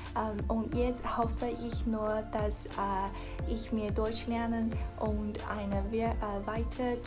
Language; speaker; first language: German; non-native, learner; Chinese